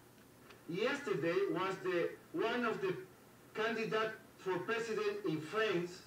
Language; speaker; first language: English; non-native, learner; Spanish